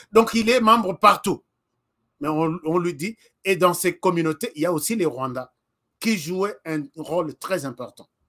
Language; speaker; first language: French; non-native, local second language; Lingala